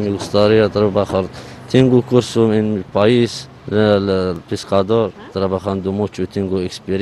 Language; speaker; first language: Spanish; non-native, learner; Arabic